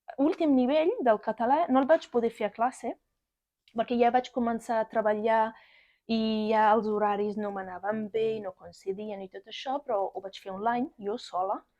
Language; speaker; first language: Catalan; non-native, fluent; Arabic